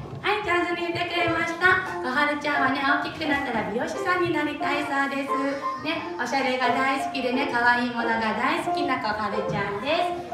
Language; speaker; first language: Japanese; native; Japanese